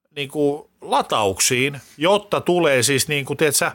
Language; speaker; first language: Finnish; native; Finnish